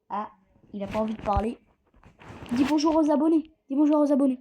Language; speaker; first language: French; native; French